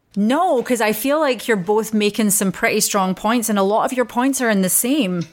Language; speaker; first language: English; native; English